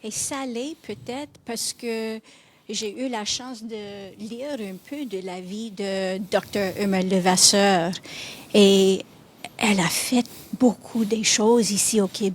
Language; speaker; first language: French; non-native, fluent; English